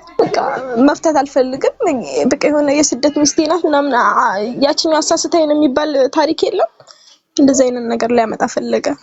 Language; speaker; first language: Amharic; native; Amharic